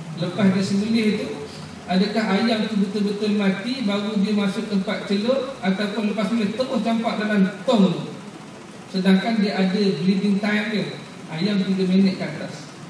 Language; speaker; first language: Malay; native; Malay